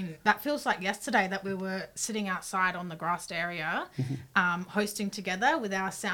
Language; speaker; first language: English; native; English